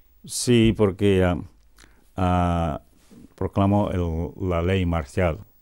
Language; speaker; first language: Spanish; non-native, fluent; Cebuano